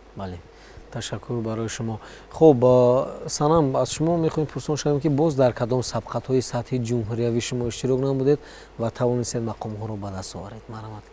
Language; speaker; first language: Tajik; native; Tajik